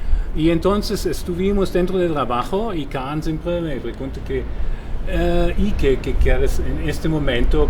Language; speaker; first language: Spanish; non-native, fluent; German